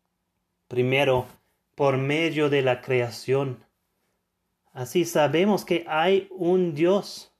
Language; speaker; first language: Spanish; non-native, fluent; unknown